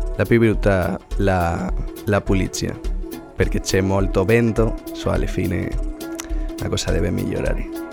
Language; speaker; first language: Italian; non-native, learner; Spanish